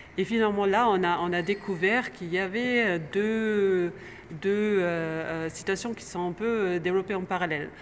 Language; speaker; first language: French; native; French